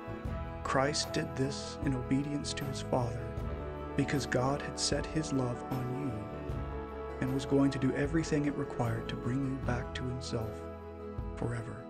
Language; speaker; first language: English; native; English